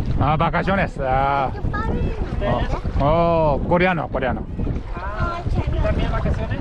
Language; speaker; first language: Spanish; non-native, learner; Korean